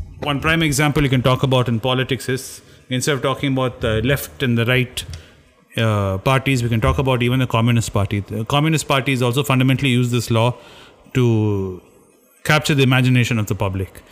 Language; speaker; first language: English; non-native, local second language; Tamil